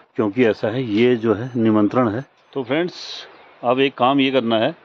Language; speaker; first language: Hindi; native; Hindi